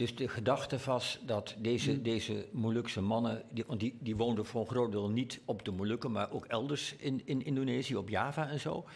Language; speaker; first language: Dutch; native; Dutch